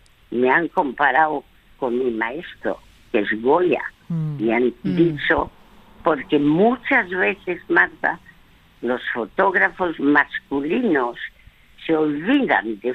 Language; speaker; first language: Spanish; early bilingual, other home language; French